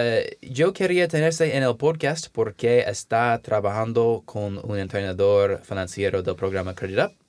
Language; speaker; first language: Spanish; non-native, learner; English